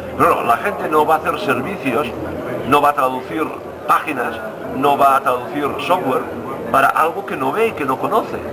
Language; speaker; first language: Spanish; non-native, local second language; Catalan